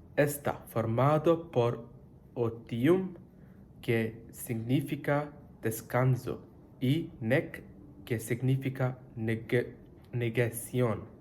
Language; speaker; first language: Spanish; non-native, learner; English